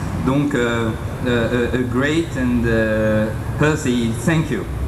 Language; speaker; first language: English; non-native, fluent; French